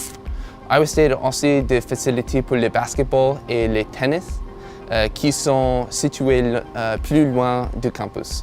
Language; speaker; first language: French; non-native, learner; English